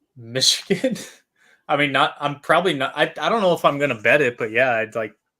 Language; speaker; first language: English; native; English